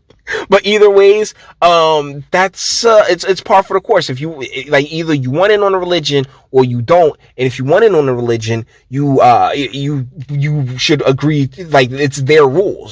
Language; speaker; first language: English; native; English